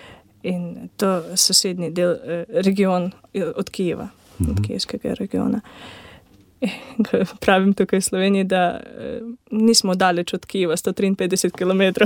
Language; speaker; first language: Slovenian; non-native, learner; Ukrainian